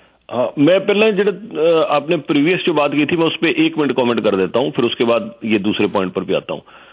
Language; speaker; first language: Hindi; non-native, local second language; Punjabi